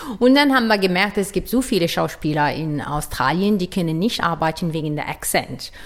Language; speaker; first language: German; non-native, learner; Arabic